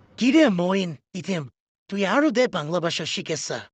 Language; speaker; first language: Bangla; non-native, learner; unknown